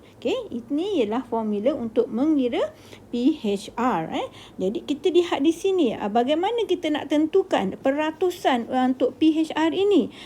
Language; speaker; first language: Malay; native; Malay